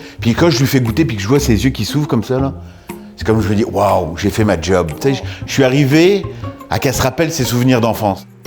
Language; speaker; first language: French; native; French